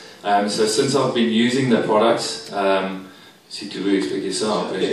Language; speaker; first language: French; non-native, learner; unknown